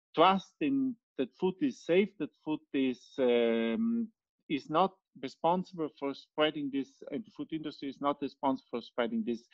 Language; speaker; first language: English; non-native, fluent; Italian